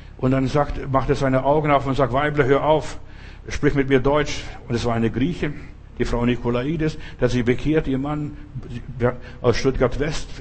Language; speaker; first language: German; non-native, fluent; Lithuanian